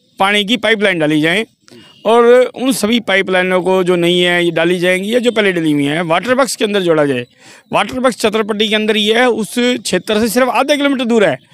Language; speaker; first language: Hindi; native; Hindi